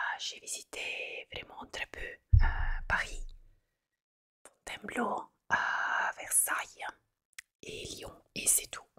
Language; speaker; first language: French; non-native, fluent; Italian